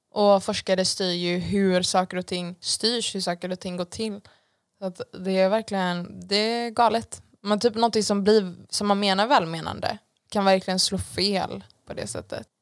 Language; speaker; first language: Swedish; early bilingual, other home language; Persian